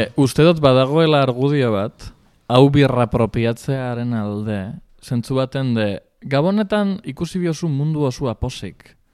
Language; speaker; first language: Basque; non-native, local second language; Spanish